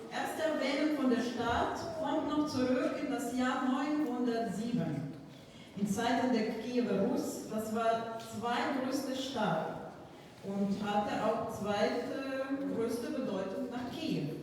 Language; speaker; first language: German; non-native, learner; Ukrainian